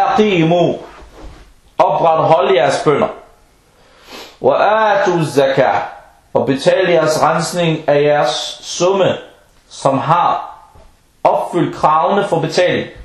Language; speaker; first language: Danish; non-native, local second language; Arabic